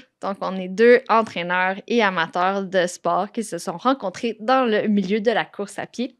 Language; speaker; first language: French; native; French